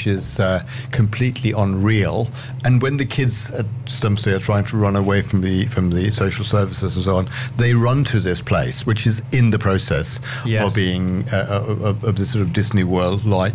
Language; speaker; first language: English; native; English